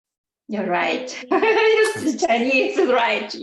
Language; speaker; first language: English; non-native, learner; Chinese